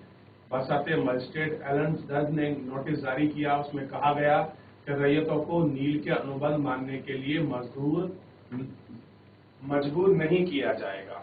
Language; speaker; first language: Hindi; native; Hindi